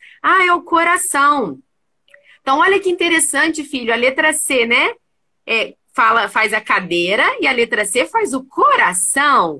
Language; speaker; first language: Portuguese; native; Portuguese